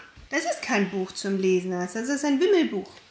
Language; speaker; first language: German; native; German